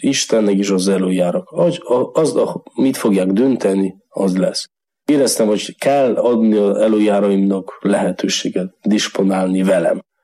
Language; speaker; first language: Hungarian; non-native, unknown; Polish